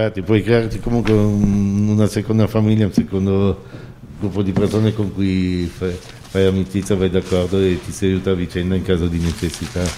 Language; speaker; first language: Italian; native; Italian